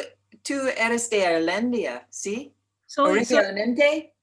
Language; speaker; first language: Spanish; non-native, learner; English